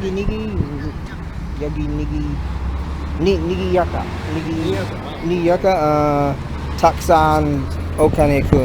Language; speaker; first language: Japanese; non-native, learner; English